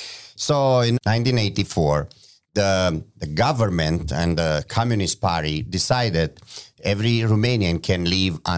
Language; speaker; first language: English; non-native, fluent; Romanian